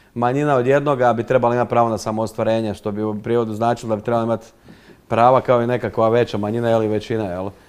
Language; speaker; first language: Croatian; native; Croatian